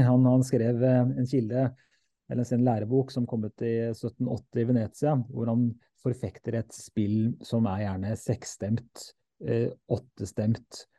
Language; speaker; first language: Norwegian; native; Norwegian